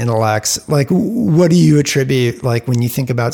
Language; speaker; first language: English; native; English